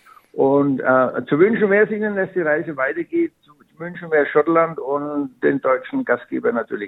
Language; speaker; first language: German; native; German